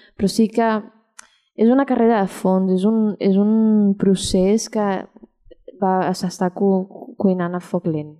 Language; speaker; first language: Catalan; early bilingual, other home language; Chinese